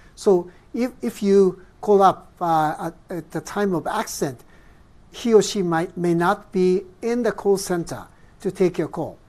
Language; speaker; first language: English; non-native, fluent; Japanese